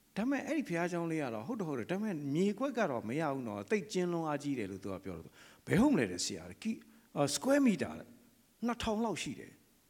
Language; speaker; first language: Burmese; native; Burmese